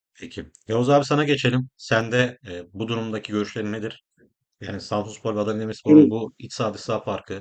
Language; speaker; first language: Turkish; native; Turkish